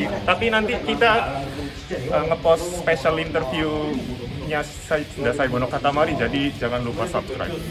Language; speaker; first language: Indonesian; non-native, fluent; Japanese